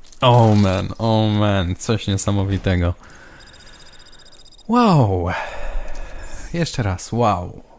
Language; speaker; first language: Polish; native; Polish